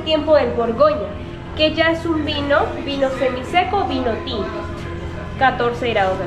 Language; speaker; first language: Spanish; native; Spanish